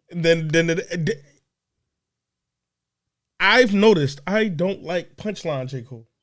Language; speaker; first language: English; native; English